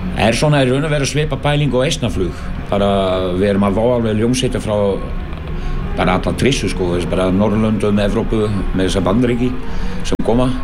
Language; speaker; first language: Icelandic; non-native, fluent; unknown